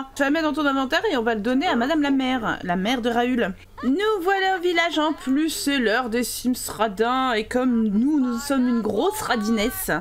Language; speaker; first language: French; native; French